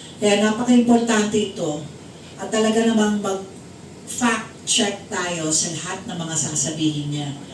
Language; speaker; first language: Filipino; native; Filipino